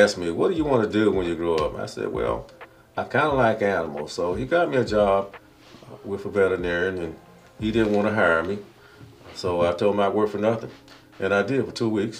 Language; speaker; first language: English; native; English